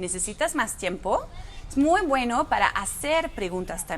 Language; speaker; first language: Spanish; non-native, fluent; German